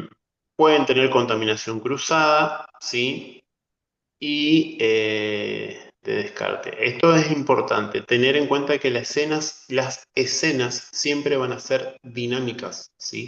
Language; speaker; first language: Spanish; native; Spanish